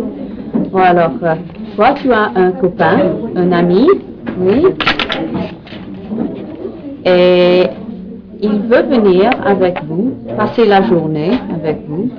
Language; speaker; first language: French; non-native, fluent; English